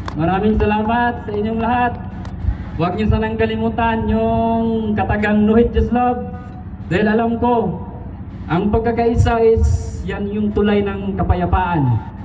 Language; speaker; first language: Filipino; non-native, local second language; Cebuano